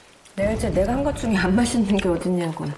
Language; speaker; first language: Korean; native; Korean